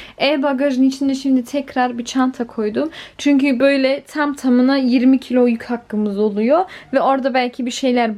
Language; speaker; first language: Turkish; early bilingual, heritage; Turkish